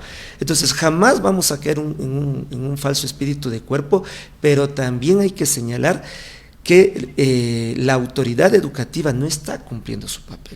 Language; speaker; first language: Spanish; native; Spanish